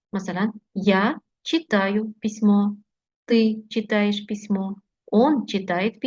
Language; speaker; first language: Russian; non-native, fluent; Uzbek